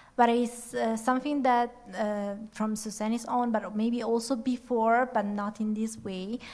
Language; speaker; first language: English; non-native, fluent; Italian